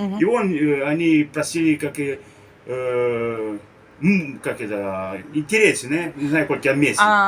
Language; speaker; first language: Russian; non-native, learner; Romanian